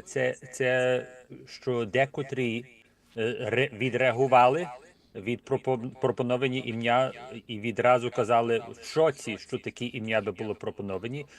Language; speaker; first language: Ukrainian; early bilingual, heritage; Ukrainian